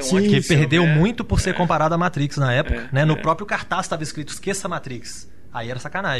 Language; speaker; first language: Portuguese; native; Portuguese